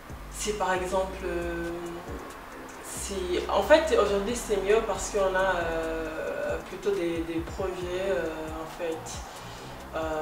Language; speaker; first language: French; non-native, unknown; Portuguese